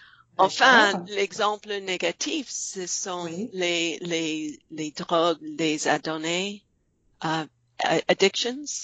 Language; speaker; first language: French; non-native, fluent; English